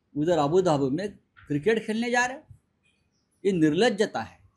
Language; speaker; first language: Hindi; non-native, local second language; Marathi